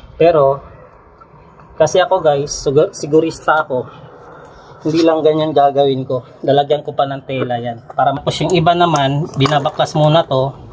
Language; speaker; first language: Filipino; native; Filipino